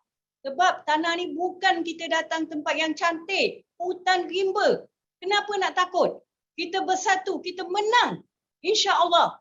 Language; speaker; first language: Malay; native; Malay